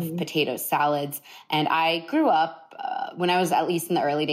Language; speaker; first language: English; native; English